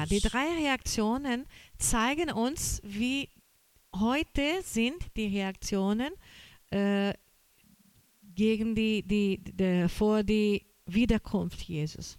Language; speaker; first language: German; non-native, fluent; Portuguese